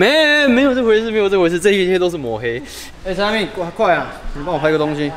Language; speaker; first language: Chinese; native; Chinese